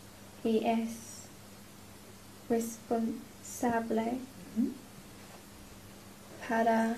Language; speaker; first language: Spanish; non-native, learner; English